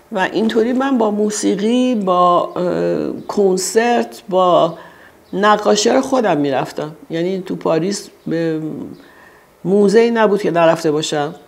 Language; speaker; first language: Persian; early bilingual, heritage; Persian